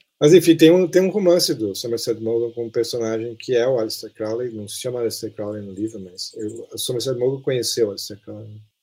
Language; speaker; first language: Portuguese; native; Portuguese